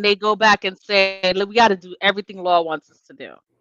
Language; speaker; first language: English; native; English